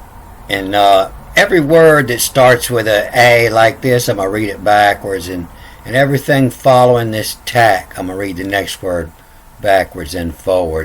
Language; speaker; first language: English; native; English